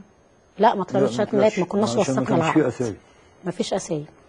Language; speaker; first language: Arabic; native; Arabic